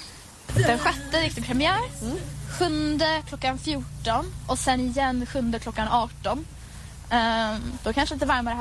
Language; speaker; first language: Swedish; native; Swedish